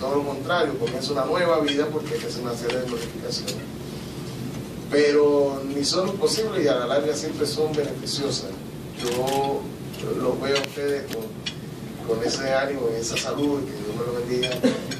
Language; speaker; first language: Spanish; native; Spanish